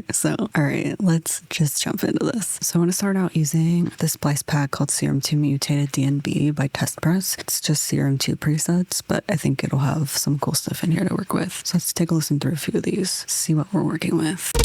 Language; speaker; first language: English; native; English